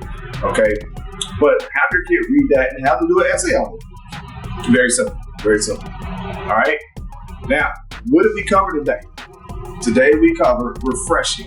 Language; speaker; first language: English; native; English